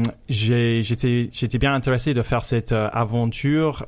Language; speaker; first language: French; non-native, fluent; English